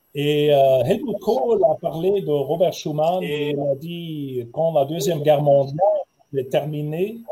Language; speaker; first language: French; non-native, fluent; German